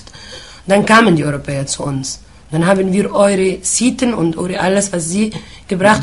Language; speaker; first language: German; non-native, fluent; Arabic